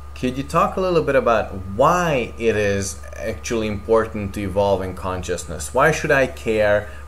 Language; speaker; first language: English; non-native, fluent; Hungarian